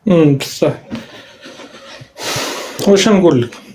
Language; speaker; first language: Arabic; native; Arabic